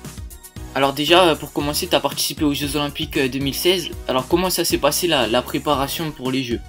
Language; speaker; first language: French; native; French